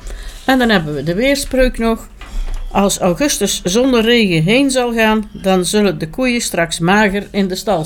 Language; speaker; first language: Dutch; native; Dutch